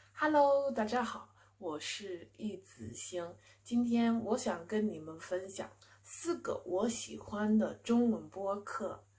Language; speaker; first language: Chinese; non-native, fluent; English